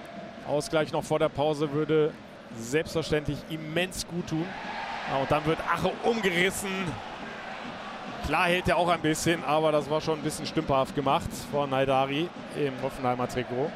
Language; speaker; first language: German; native; German